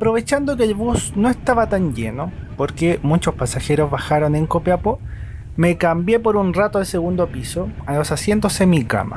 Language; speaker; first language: Spanish; native; Spanish